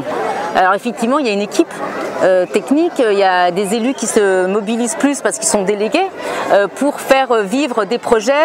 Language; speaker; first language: French; non-native, fluent; English